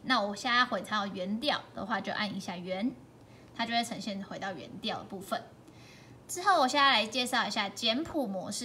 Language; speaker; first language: Chinese; native; Chinese